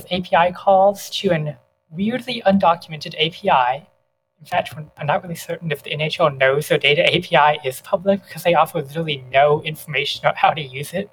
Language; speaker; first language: English; native; English